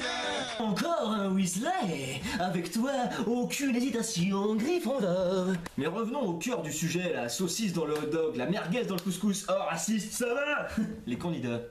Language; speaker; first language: French; native; French